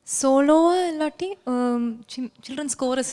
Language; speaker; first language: Tamil; non-native, local second language; Malayalam